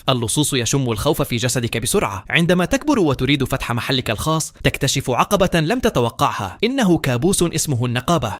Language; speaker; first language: Arabic; native; Arabic